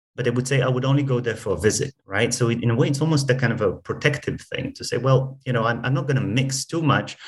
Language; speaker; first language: English; non-native, fluent; Hebrew